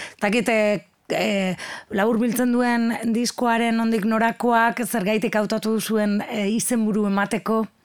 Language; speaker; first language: Basque; native; Basque